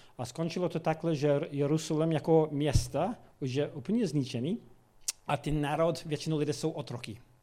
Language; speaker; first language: Czech; non-native, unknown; English